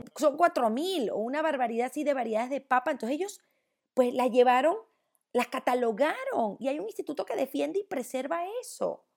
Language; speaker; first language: Spanish; native; Spanish